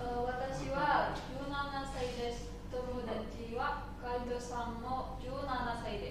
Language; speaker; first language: Japanese; non-native, learner; Indonesian